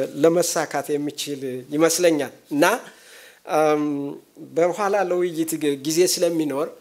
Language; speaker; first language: English; non-native, local second language; Amharic